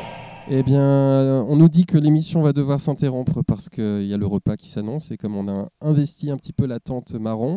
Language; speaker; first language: French; native; French